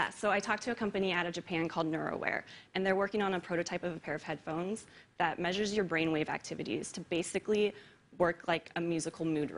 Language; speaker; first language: English; native; English